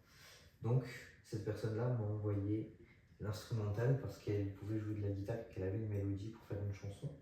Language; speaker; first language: French; native; French